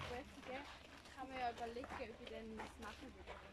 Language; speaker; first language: German; non-native, learner; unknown